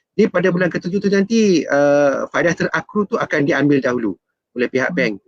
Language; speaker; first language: Malay; native; Malay